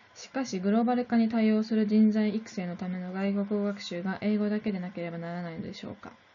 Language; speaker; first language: Japanese; non-native, fluent; Korean